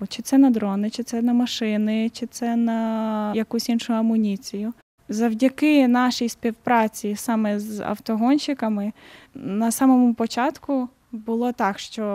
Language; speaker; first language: Ukrainian; native; Ukrainian